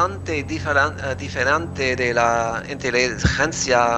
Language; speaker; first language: Spanish; non-native, learner; English